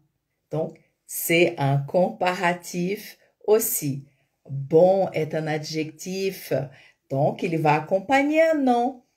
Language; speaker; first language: French; non-native, fluent; Portuguese